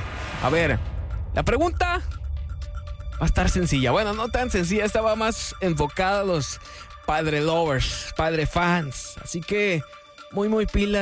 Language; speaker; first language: Spanish; native; Spanish